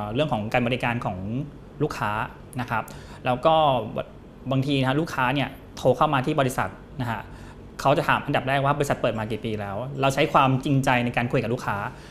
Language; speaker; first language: Thai; native; Thai